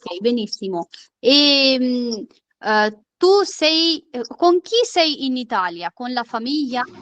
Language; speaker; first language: Italian; non-native, fluent; Urdu